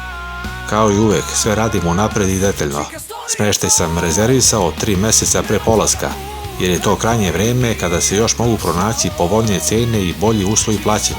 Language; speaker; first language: Serbian; native; Serbian